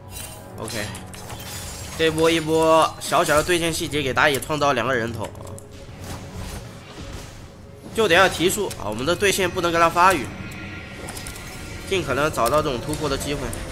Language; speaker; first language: Chinese; native; Chinese